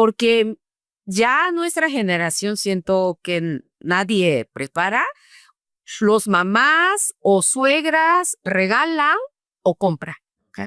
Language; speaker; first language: Spanish; non-native, fluent; Korean